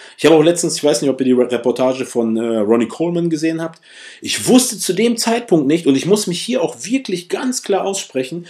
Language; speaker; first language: German; early bilingual, other home language; Russian